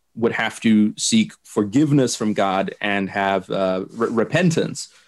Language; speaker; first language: English; non-native, fluent; German